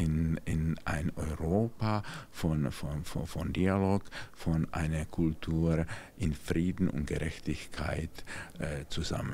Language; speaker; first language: German; non-native, fluent; Czech